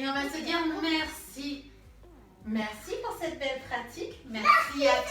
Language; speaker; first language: French; native; French